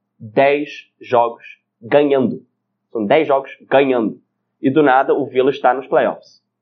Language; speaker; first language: Portuguese; non-native, fluent; English